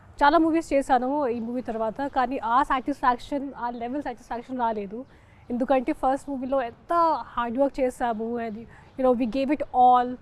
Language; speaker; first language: Telugu; non-native, local second language; Hindi